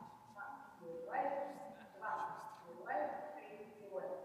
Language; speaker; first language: Russian; non-native, fluent; Italian